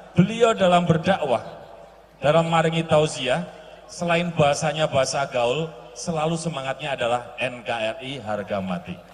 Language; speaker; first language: Indonesian; non-native, local second language; Javanese